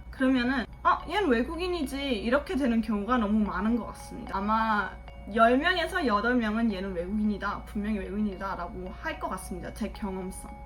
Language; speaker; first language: Korean; early bilingual, heritage; Korean